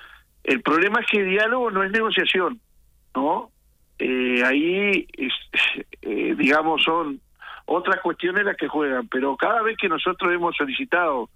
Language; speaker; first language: Spanish; native; Spanish